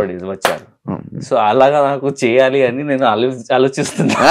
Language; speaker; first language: Telugu; non-native, learner; Hindi